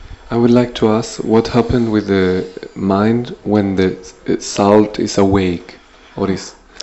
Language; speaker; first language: English; non-native, learner; Spanish